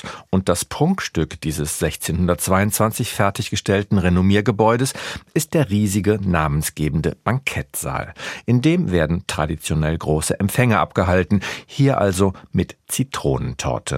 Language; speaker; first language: German; native; German